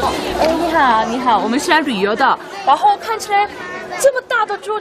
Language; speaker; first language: Chinese; non-native, fluent; Korean